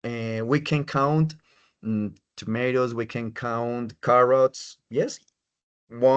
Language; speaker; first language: English; non-native, fluent; Spanish